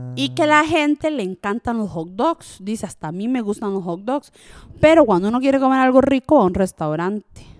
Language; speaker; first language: Spanish; early bilingual, other home language; French